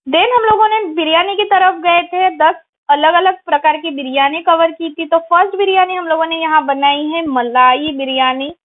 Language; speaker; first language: Hindi; non-native, local second language; Marathi